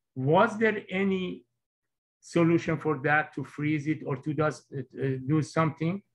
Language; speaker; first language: English; non-native, fluent; Persian